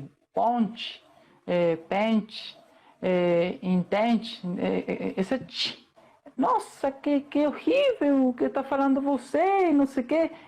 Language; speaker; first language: Portuguese; non-native, fluent; Spanish